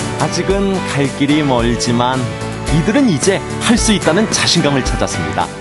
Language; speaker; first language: Korean; native; Korean